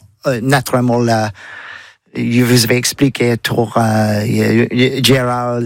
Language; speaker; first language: French; non-native, learner; English